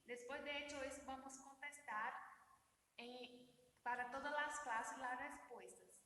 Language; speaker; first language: Spanish; non-native, learner; Portuguese